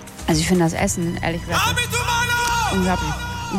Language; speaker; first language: German; native; German